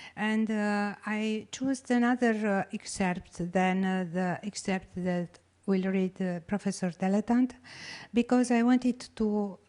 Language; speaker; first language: English; non-native, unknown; Romanian